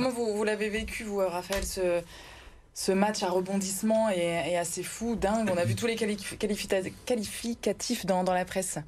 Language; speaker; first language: French; native; French